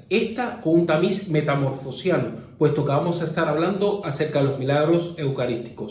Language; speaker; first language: Spanish; native; Spanish